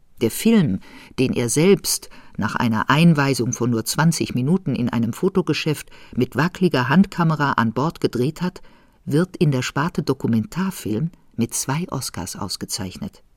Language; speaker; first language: German; native; German